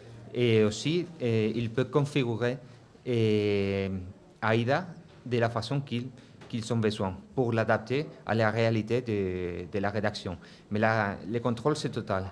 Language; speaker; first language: French; non-native, fluent; Spanish